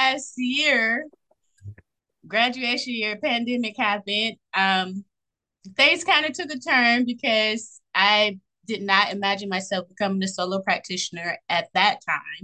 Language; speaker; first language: English; native; English